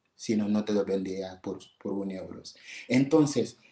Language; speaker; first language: Spanish; non-native, fluent; Wolof